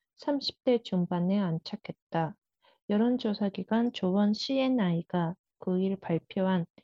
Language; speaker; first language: Korean; early bilingual, heritage; Korean